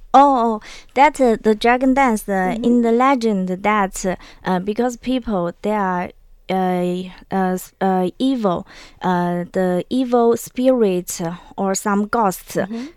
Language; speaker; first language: English; non-native, learner; Chinese